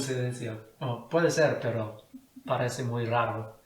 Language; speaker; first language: Spanish; non-native, fluent; English